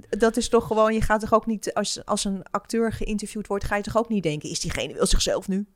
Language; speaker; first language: Dutch; native; Dutch